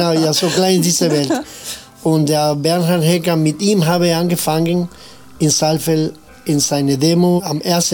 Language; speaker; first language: German; non-native, fluent; Spanish